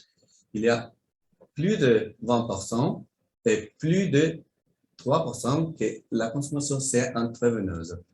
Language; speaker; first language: French; non-native, learner; Spanish